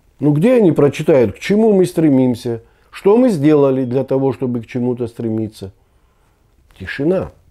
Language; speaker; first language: Russian; non-native, local second language; Abkhazian